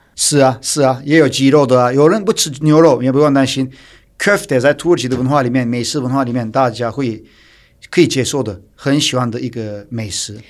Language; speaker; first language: Chinese; non-native, fluent; Turkish